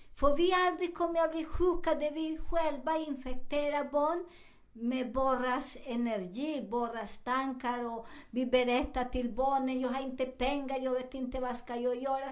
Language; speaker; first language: Swedish; non-native, fluent; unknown